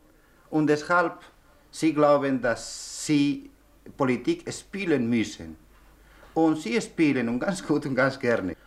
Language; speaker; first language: German; non-native, learner; Spanish